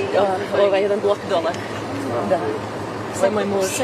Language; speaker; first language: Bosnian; early bilingual, heritage; Bosnian